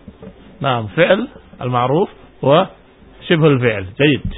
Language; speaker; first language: Arabic; non-native, fluent; Indonesian